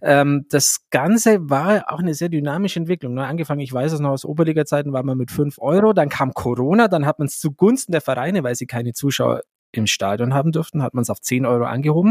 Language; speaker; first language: German; native; German